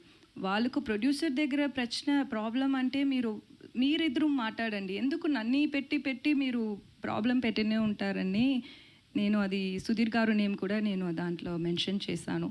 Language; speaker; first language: Telugu; non-native, learner; Tamil